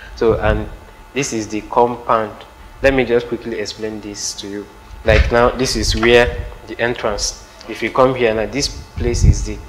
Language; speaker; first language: English; non-native, local second language; Igbo